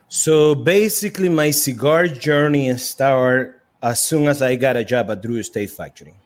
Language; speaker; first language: English; non-native, fluent; Spanish